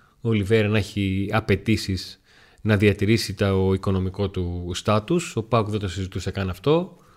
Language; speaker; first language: Greek; native; Greek